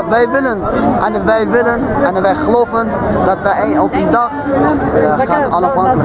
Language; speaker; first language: Dutch; non-native, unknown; Uyghur